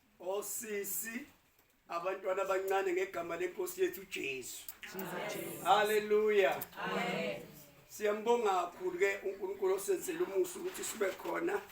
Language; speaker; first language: Zulu; native; Zulu